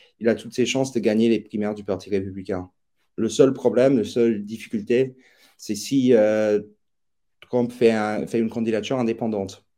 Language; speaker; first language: French; non-native, fluent; English